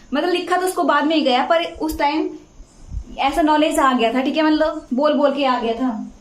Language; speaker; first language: Hindi; native; Hindi